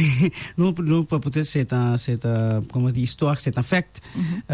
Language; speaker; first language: French; non-native, learner; Bangla